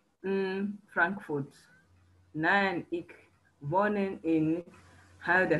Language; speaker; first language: German; non-native, learner; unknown